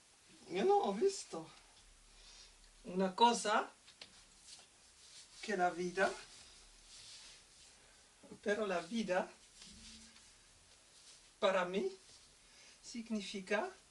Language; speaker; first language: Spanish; non-native, learner; French